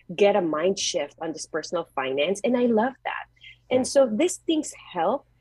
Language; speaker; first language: English; non-native, local second language; Filipino